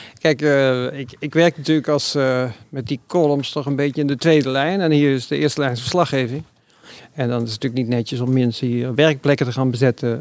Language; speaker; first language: Dutch; native; Dutch